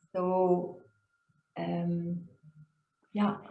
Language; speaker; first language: English; non-native, fluent; German